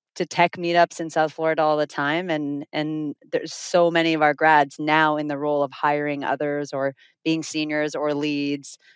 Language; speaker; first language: English; non-native, fluent; Finnish